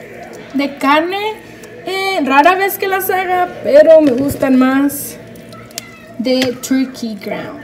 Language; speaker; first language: Spanish; early bilingual, heritage; Spanish